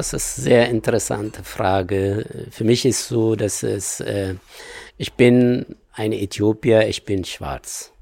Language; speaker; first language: German; non-native, fluent; Amharic